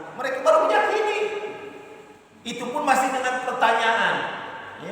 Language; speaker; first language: Indonesian; native; Indonesian